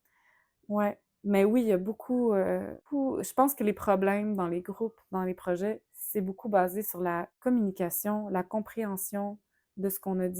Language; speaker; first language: French; native; French